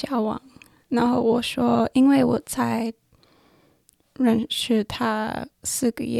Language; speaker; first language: Chinese; non-native, learner; English